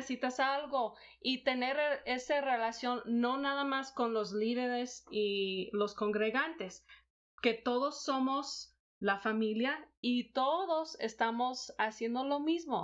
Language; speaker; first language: Spanish; non-native, fluent; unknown